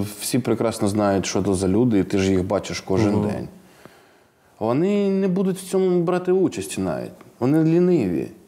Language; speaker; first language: Ukrainian; non-native, local second language; Russian